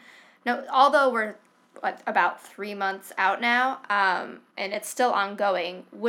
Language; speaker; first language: English; native; English